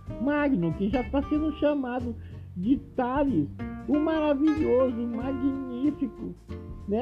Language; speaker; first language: Portuguese; native; Portuguese